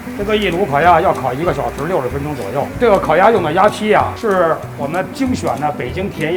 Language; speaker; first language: Chinese; native; Chinese